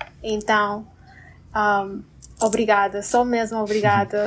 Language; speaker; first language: Portuguese; non-native, fluent; English